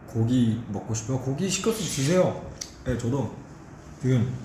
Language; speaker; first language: Korean; non-native, fluent; Chinese